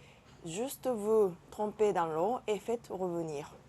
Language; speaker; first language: French; non-native, learner; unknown